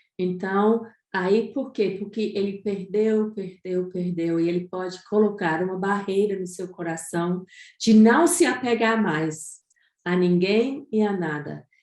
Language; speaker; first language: Portuguese; non-native, fluent; English